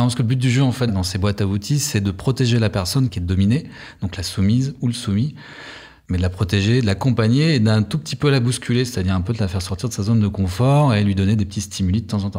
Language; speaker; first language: French; native; French